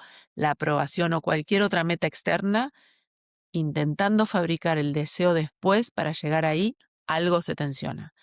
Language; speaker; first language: Spanish; native; Spanish